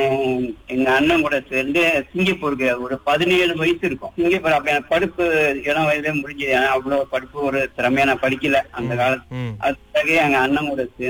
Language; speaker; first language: Tamil; early bilingual, heritage; Tamil